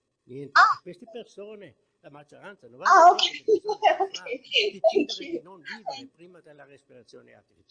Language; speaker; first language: Italian; non-native, fluent; German